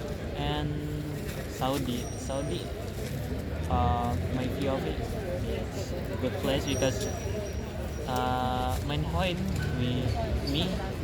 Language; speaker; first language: English; non-native, learner; Indonesian